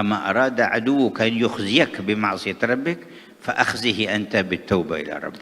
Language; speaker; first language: Arabic; native; Arabic